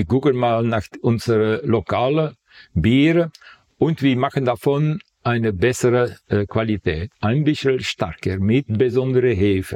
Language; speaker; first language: German; non-native, fluent; Dutch